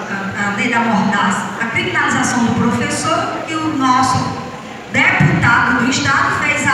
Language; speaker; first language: Portuguese; native; Portuguese